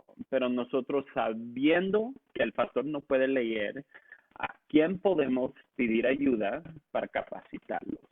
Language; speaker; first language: Spanish; non-native, local second language; English